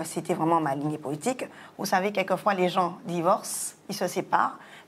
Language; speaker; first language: French; non-native, local second language; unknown